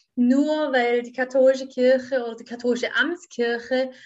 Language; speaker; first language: German; native; German